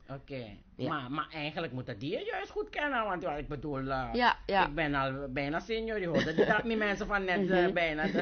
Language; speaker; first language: Dutch; native; Dutch